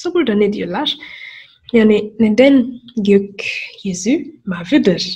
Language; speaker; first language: Turkish; non-native, learner; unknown